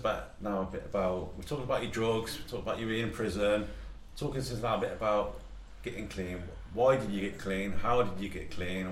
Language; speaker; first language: English; native; English